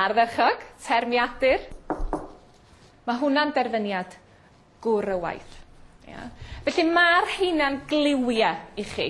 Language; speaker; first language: Welsh; native; Welsh